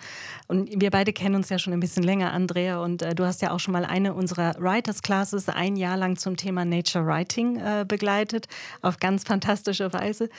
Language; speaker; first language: German; native; German